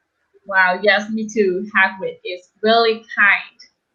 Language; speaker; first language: English; non-native, learner; Vietnamese